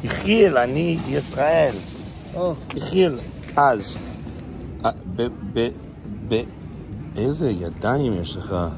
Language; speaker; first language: Hebrew; non-native, learner; English